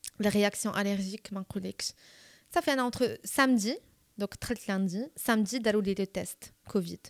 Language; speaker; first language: French; non-native, local second language; Arabic